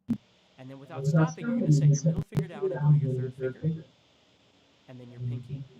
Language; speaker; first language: English; native; English